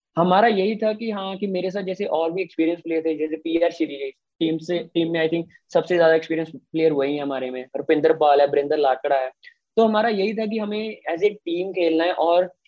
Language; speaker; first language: Hindi; non-native, local second language; Punjabi